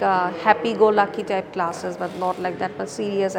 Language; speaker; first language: English; non-native, local second language; Bangla